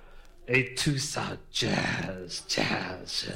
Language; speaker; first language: French; non-native, learner; English